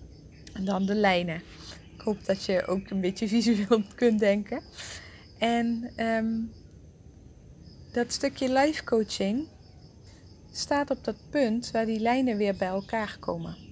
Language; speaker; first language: Dutch; native; Dutch